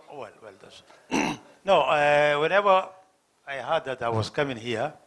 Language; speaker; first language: English; non-native, learner; Somali